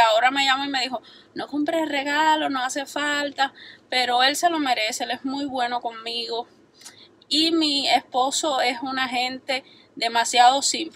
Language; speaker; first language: Spanish; native; Spanish